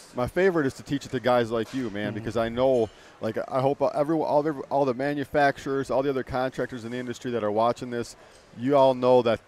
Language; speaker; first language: English; native; English